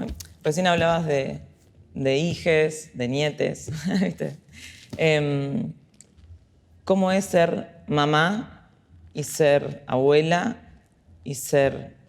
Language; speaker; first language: Spanish; native; Spanish